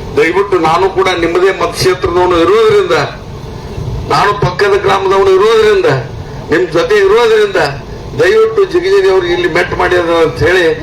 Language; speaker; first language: Kannada; native; Kannada